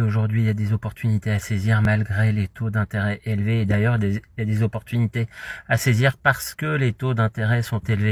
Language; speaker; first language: French; native; French